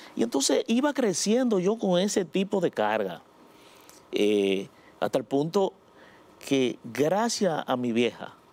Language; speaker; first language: Spanish; native; Spanish